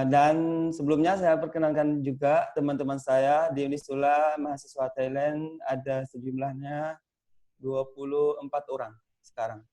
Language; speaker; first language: Indonesian; non-native, fluent; Thai